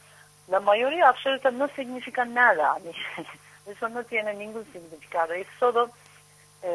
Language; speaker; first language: Spanish; non-native, fluent; Turkish